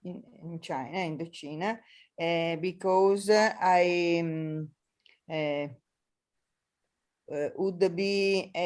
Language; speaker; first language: English; non-native, learner; Italian